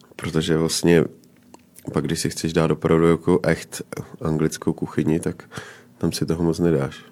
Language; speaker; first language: Czech; native; Czech